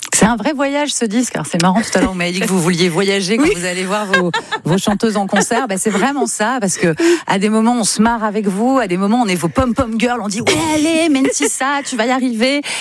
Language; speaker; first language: French; native; French